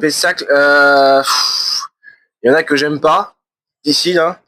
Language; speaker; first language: French; native; French